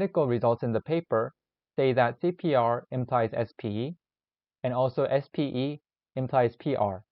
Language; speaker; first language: English; non-native, learner; Korean